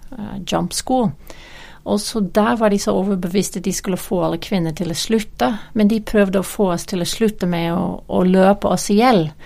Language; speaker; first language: Norwegian; non-native, fluent; English